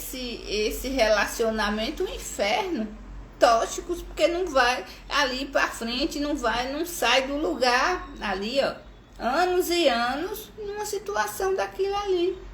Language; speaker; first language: Portuguese; native; Portuguese